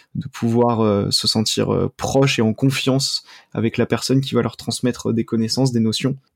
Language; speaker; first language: French; native; French